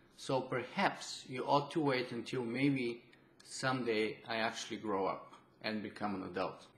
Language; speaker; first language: English; non-native, fluent; Bulgarian